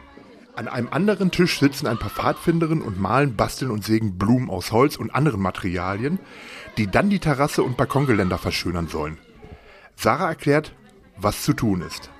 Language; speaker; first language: German; native; German